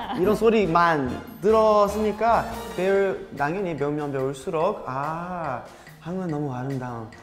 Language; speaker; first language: Korean; non-native, fluent; Portuguese